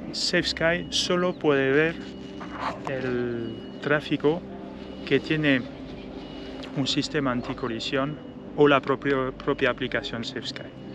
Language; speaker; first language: Spanish; non-native, fluent; French